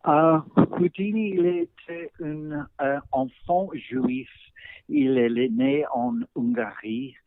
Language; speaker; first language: French; non-native, learner; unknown